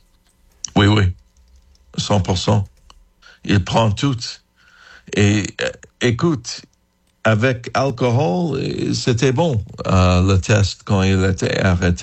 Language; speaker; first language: French; non-native, fluent; English